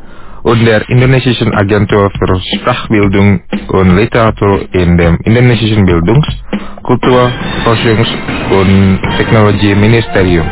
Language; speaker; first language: German; non-native, fluent; Indonesian